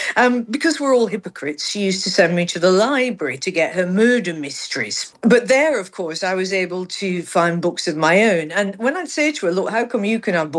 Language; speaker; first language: English; native; English